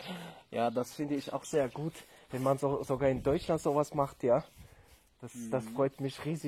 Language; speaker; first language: German; non-native, fluent; Tajik